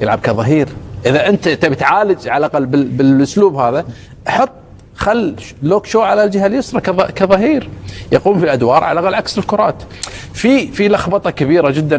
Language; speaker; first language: Arabic; native; Arabic